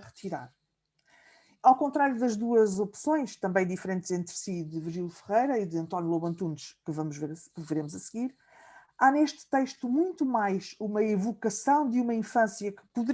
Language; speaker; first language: Portuguese; native; Portuguese